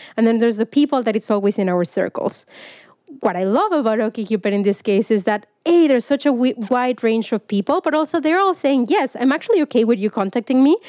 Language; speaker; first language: English; non-native, fluent; Spanish